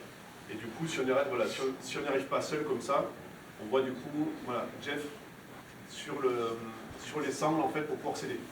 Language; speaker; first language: French; native; French